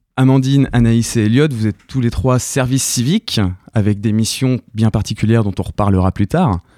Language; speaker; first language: French; native; French